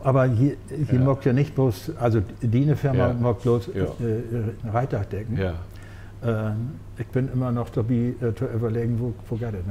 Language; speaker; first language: German; native; German